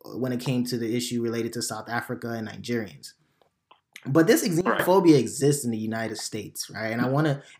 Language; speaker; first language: English; early bilingual, other home language; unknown